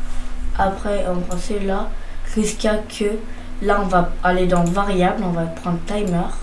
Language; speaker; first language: French; native; French